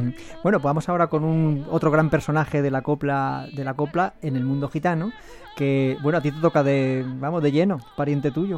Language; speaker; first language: Spanish; native; Spanish